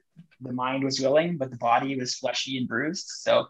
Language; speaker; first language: English; native; English